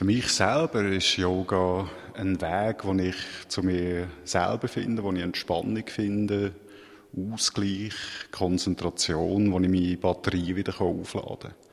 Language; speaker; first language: German; native; German